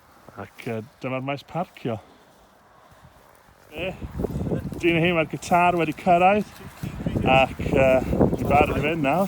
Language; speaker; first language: Welsh; native; Welsh